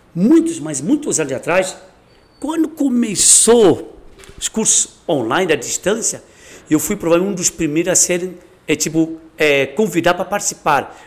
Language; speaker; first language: Portuguese; non-native, fluent; Chinese